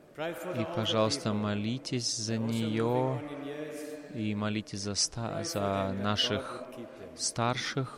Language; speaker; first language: Russian; non-native, fluent; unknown